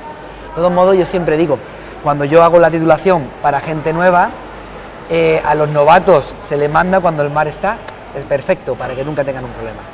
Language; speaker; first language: Spanish; native; Spanish